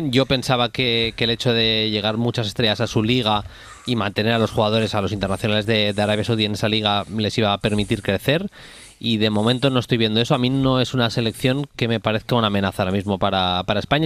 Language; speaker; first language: Spanish; native; Spanish